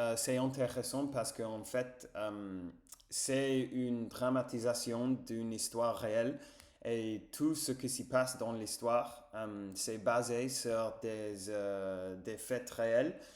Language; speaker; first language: French; non-native, fluent; English